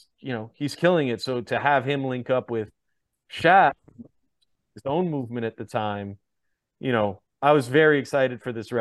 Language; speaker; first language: English; native; English